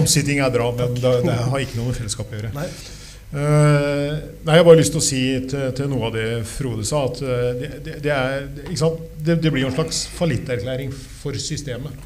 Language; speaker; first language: Norwegian; native; Norwegian